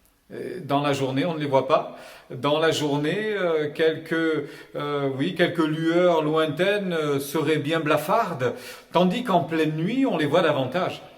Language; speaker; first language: French; native; French